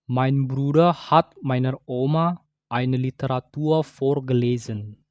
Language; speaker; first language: German; non-native, fluent; Indonesian